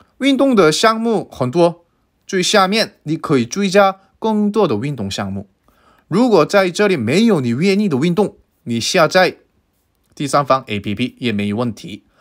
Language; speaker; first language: Chinese; non-native, fluent; Korean